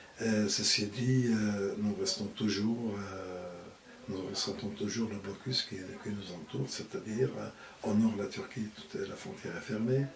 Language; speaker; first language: French; non-native, fluent; Arabic